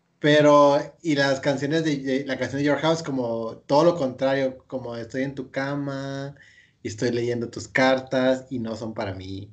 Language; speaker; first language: Spanish; native; Spanish